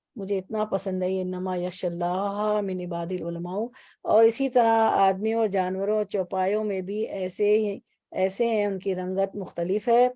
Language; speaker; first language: Urdu; native; Urdu